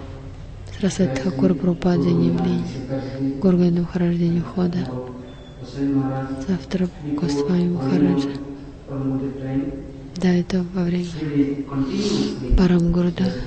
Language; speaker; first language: Russian; non-native, learner; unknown